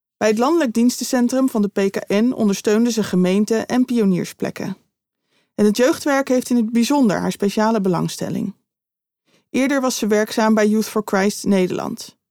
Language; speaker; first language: Dutch; native; Dutch